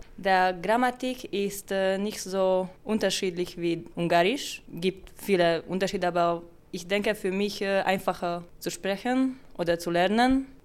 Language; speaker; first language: German; non-native, learner; Hungarian